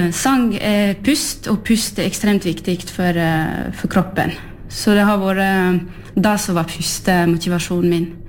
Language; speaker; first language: Norwegian; early bilingual, heritage; French